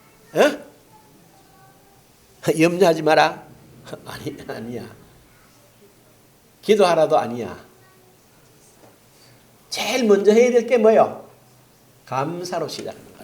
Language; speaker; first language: Korean; native; Korean